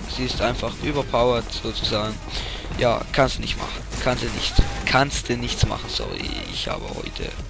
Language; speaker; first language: German; native; German